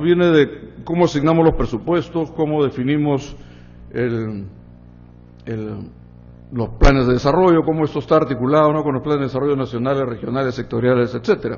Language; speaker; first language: Spanish; native; Spanish